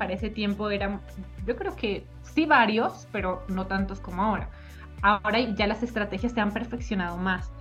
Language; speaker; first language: Spanish; native; Spanish